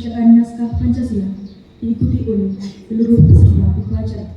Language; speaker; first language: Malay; non-native, local second language; Javanese